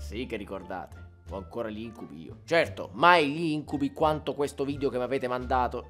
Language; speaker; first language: Italian; native; Italian